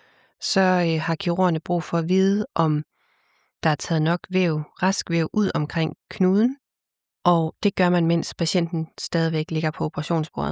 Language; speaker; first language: Danish; native; Danish